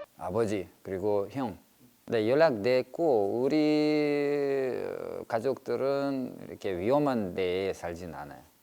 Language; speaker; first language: Korean; non-native, fluent; Russian